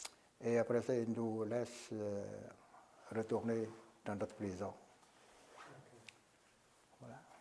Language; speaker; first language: French; non-native, local second language; Vietnamese